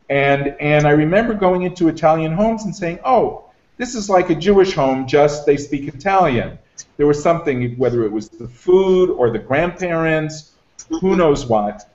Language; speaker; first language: English; native; English